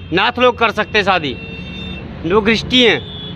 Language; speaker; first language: Hindi; native; Hindi